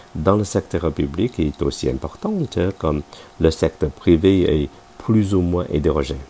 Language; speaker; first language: French; non-native, fluent; Chinese